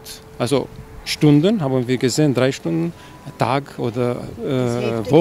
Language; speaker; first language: German; non-native, fluent; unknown